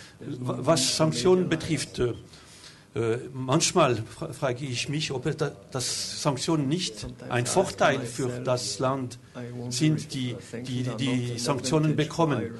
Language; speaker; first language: German; non-native, local second language; French